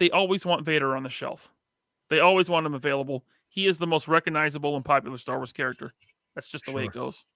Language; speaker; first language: English; native; English